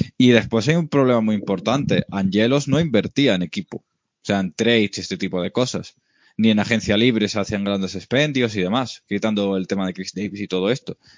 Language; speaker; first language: Spanish; native; Spanish